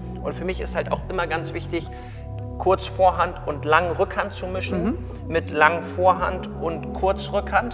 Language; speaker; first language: German; native; German